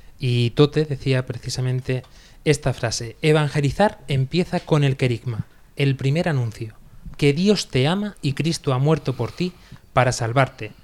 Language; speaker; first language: Spanish; native; Spanish